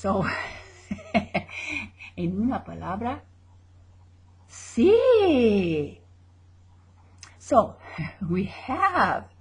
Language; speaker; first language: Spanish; non-native, fluent; English